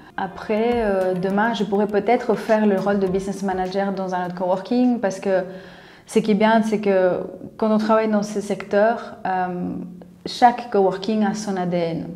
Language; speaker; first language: French; non-native, fluent; Spanish